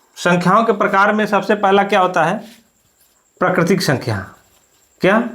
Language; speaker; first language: Hindi; native; Hindi